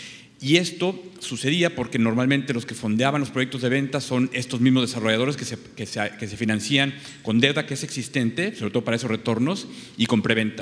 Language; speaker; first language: Spanish; native; Spanish